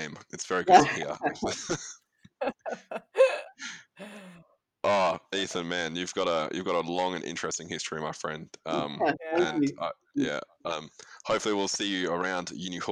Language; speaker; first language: English; native; English